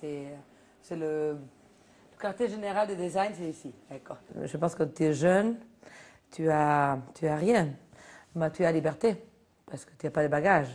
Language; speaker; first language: French; non-native, fluent; Spanish